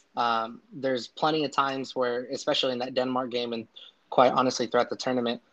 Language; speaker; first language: English; native; English